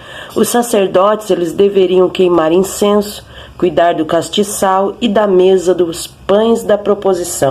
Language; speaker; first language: Portuguese; native; Portuguese